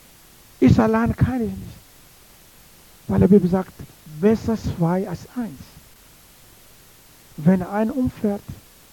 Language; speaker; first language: German; non-native, learner; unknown